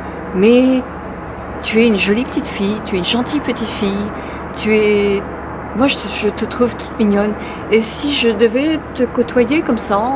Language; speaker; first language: French; native; French